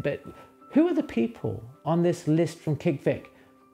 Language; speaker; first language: English; native; English